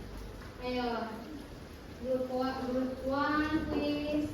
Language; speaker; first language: English; non-native, learner; Indonesian